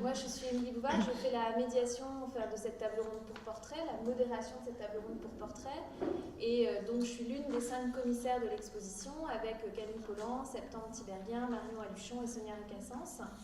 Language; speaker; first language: French; native; French